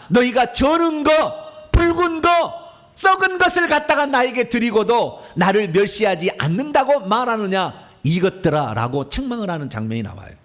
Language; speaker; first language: Korean; native; Korean